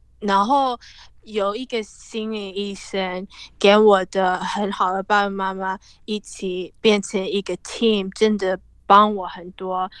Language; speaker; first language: Chinese; early bilingual, heritage; English